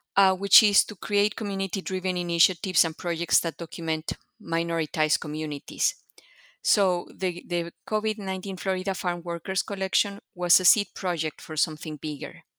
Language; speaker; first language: English; non-native, fluent; Spanish